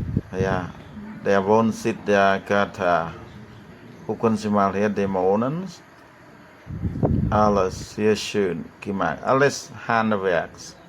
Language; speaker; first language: German; non-native, fluent; Khmer